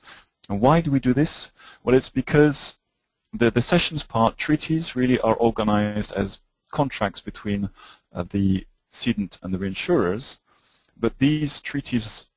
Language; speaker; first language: English; native; English